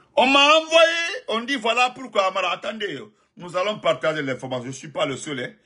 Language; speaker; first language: French; non-native, local second language; Fula